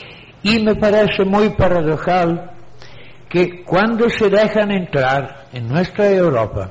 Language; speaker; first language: Spanish; non-native, fluent; Italian